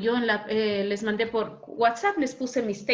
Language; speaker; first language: Spanish; native; Spanish